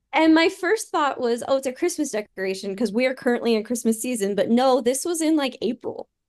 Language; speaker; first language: English; native; English